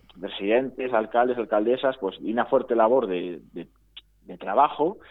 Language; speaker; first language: Spanish; native; Spanish